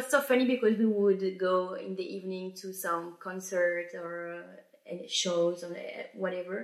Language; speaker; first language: English; non-native, fluent; French